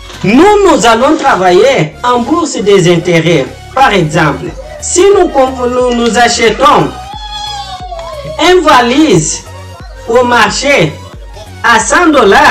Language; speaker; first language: French; non-native, learner; Portuguese